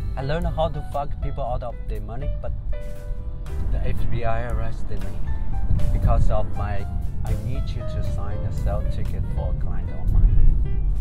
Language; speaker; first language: English; non-native, fluent; Chinese